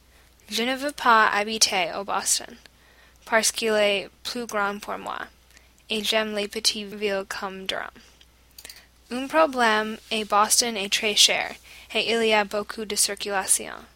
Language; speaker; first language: French; non-native, learner; English